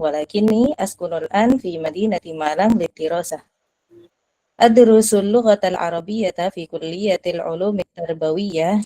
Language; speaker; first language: Arabic; non-native, learner; Indonesian